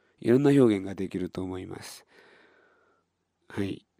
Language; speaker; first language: Japanese; non-native, fluent; Korean